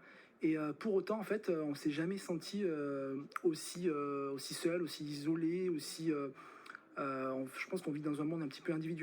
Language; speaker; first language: French; native; French